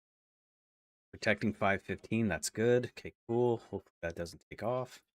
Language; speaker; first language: English; native; English